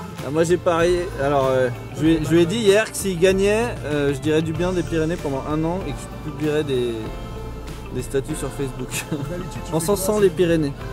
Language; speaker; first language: French; native; French